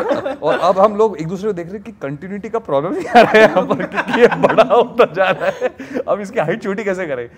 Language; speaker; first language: Hindi; native; Hindi